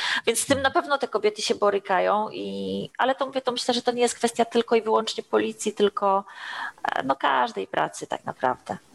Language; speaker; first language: Polish; native; Polish